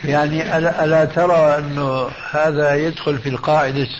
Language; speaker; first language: Arabic; native; Arabic